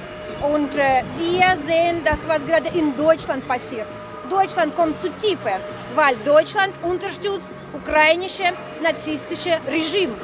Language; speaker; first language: German; non-native, fluent; Russian